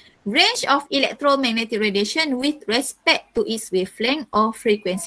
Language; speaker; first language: English; non-native, local second language; Malay